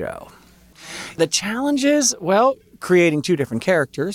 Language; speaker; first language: English; native; English